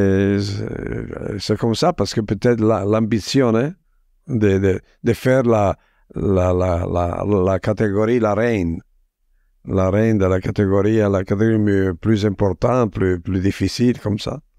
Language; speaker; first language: French; non-native, fluent; Italian